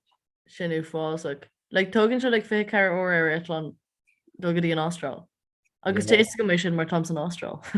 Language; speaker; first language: Irish; non-native, local second language; English